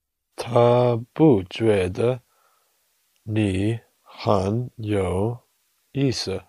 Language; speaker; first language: Chinese; non-native, learner; English